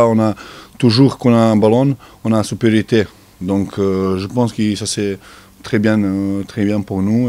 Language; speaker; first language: French; non-native, learner; Serbian